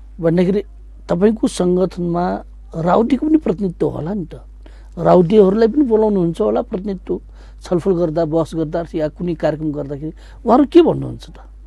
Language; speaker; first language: Nepali; non-native, local second language; Newari